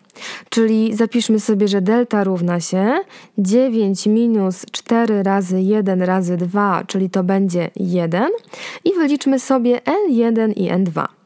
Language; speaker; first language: Polish; native; Polish